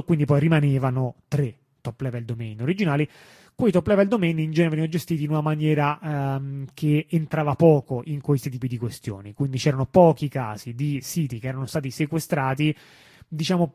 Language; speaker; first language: Italian; native; Italian